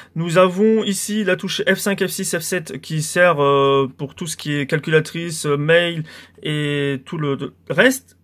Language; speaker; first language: French; native; French